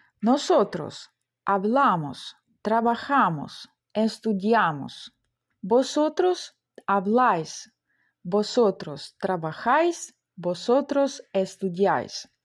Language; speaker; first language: Spanish; non-native, fluent; Ukrainian